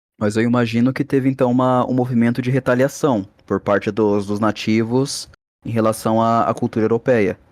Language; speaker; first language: Portuguese; native; Portuguese